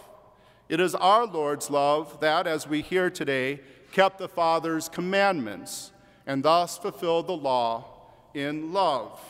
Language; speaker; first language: English; native; English